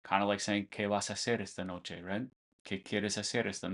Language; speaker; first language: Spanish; non-native, fluent; English